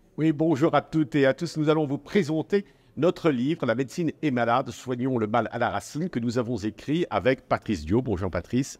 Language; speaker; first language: French; native; French